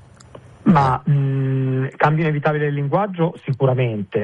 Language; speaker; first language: Italian; native; Italian